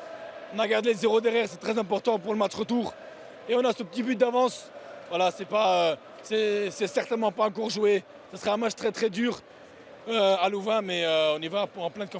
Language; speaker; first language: French; native; French